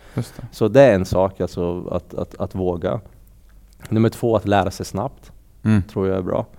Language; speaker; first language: Swedish; early bilingual, other home language; Persian